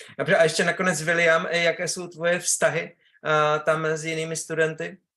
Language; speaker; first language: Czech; native; Czech